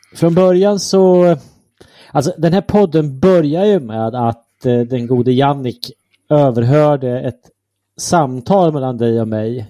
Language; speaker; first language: Swedish; native; Swedish